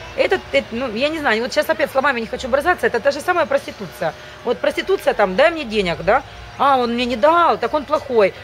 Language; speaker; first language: Russian; native; Russian